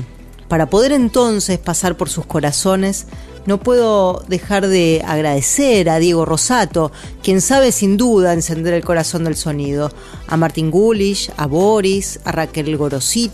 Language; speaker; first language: Spanish; native; Spanish